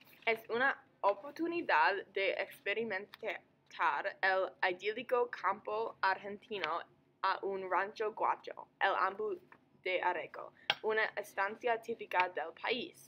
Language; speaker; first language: Spanish; non-native, learner; English